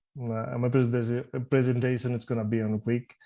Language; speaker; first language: English; non-native, learner; Greek